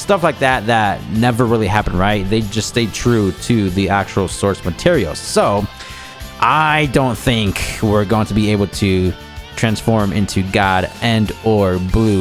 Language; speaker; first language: English; native; English